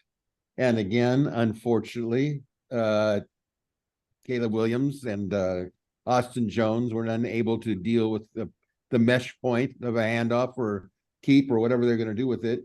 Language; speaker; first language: English; native; English